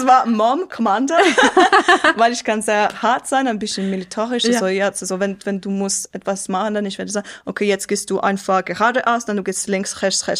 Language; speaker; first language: German; non-native, local second language; French